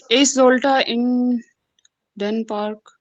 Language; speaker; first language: German; non-native, learner; Urdu